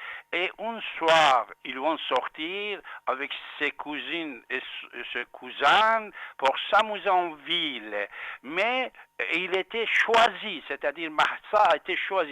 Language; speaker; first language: French; non-native, fluent; Persian